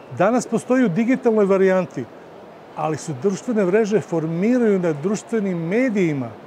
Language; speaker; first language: Serbian; native; Serbian